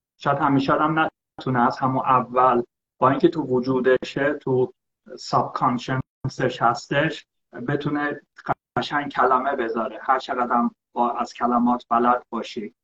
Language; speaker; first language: Persian; early bilingual, heritage; Persian